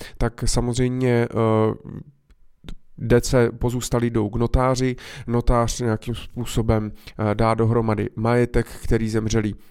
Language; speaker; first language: Czech; native; Czech